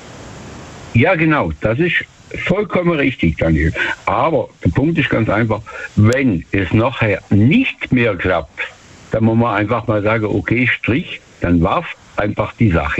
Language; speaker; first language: German; native; German